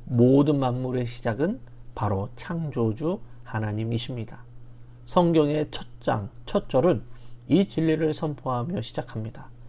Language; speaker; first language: Korean; native; Korean